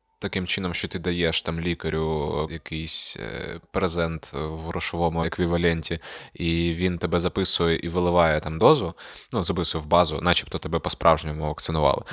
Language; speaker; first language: Ukrainian; non-native, local second language; Russian